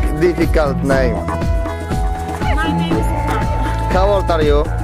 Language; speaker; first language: English; non-native, learner; Polish